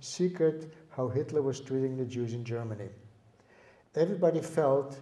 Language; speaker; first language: English; early bilingual, other home language; Lithuanian